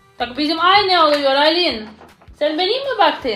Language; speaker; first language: Turkish; non-native, learner; Russian